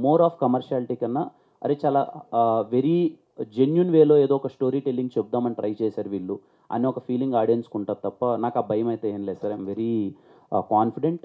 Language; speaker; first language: Telugu; native; Telugu